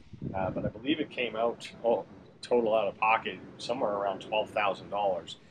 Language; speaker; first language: English; native; English